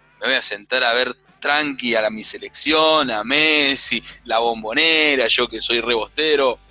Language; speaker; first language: Spanish; native; Spanish